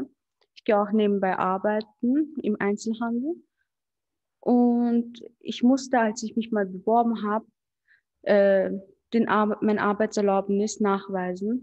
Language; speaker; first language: German; early bilingual, other home language; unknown